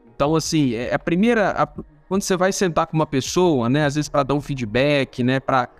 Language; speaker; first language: Portuguese; non-native, fluent; German